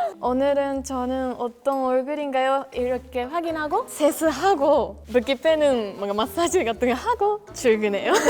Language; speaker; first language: Korean; non-native, fluent; Japanese